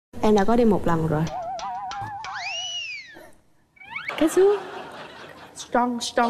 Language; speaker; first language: Vietnamese; native; Vietnamese